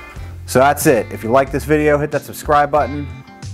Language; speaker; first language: English; native; English